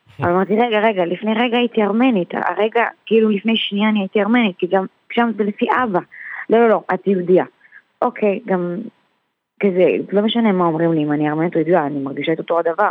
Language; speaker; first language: Hebrew; non-native, fluent; Russian